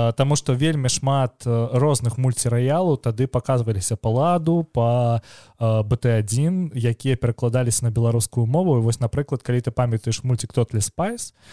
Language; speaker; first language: Belarusian; non-native, local second language; Russian